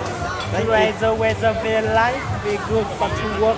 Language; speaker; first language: English; non-native, learner; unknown